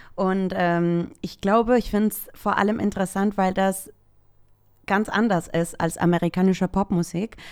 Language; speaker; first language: German; non-native, fluent; Spanish